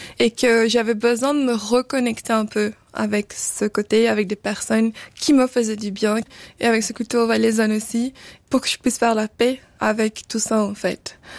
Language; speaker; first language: French; early bilingual, other home language; Portuguese